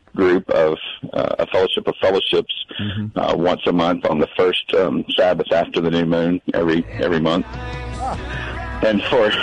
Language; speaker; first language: English; native; English